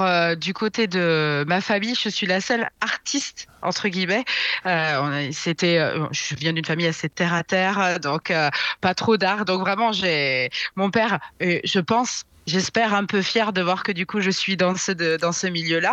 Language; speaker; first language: French; native; French